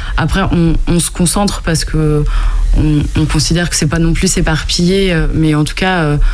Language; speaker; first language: French; native; French